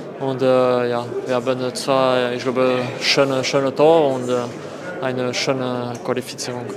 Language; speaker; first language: German; non-native, learner; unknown